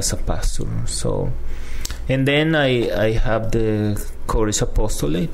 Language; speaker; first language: English; non-native, fluent; Spanish